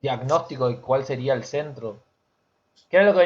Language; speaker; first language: Spanish; native; Spanish